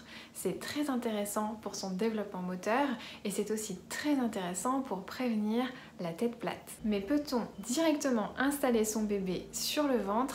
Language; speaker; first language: French; native; French